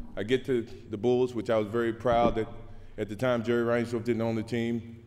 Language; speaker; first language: English; native; English